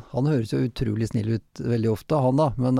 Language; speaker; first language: Norwegian; native; Norwegian